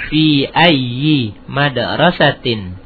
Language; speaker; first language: Arabic; non-native, fluent; Indonesian